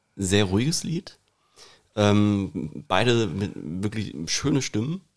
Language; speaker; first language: German; native; German